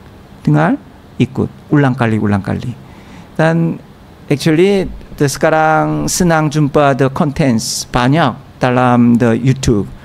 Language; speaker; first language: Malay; non-native, learner; Korean